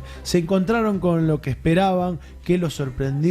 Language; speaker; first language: Spanish; native; Spanish